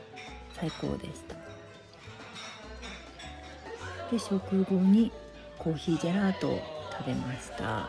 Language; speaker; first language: Japanese; native; Japanese